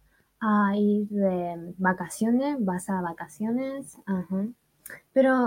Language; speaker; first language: Spanish; non-native, fluent; Chinese